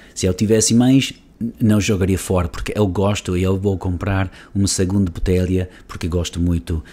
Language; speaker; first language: Portuguese; non-native, learner; Spanish